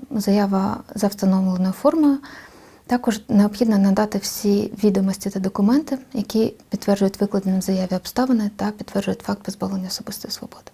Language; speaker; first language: Ukrainian; native; Ukrainian